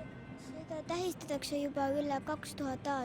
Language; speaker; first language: Estonian; non-native, local second language; Russian